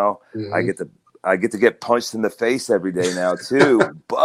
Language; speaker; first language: English; native; English